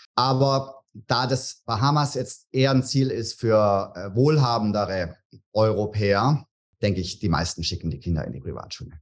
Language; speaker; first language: German; native; German